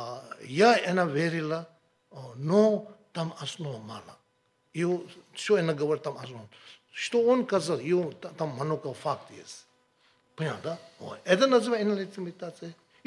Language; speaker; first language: Russian; non-native, learner; Tibetan